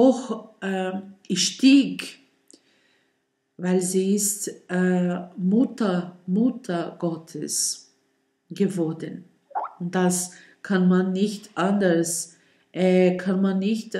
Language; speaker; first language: German; non-native, learner; Portuguese